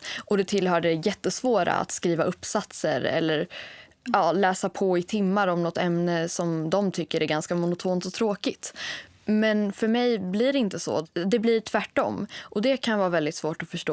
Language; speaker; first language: Swedish; native; Swedish